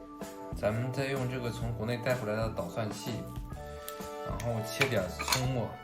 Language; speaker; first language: Chinese; native; Chinese